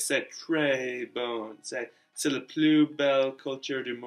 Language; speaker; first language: French; non-native, learner; English